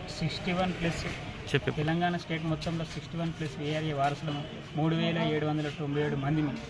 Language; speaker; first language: Telugu; native; Telugu